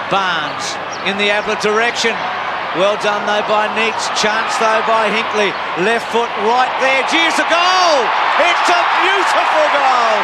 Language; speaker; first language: English; native; English